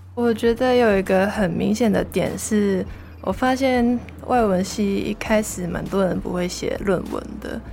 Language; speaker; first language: Chinese; non-native, local second language; Cantonese